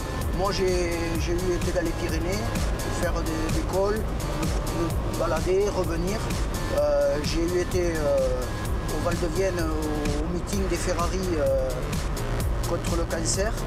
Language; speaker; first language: French; native; French